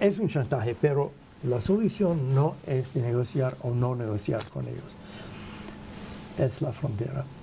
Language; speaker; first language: Spanish; non-native, fluent; English